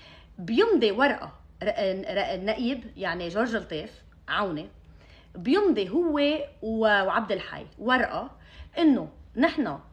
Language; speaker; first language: Arabic; native; Arabic